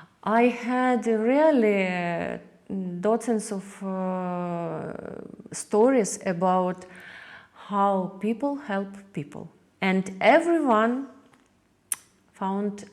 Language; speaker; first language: English; non-native, learner; Russian